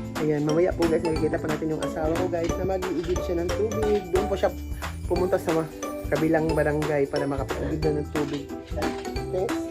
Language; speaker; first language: Filipino; non-native, local second language; Cebuano